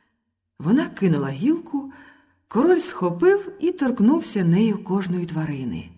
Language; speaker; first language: Ukrainian; native; Ukrainian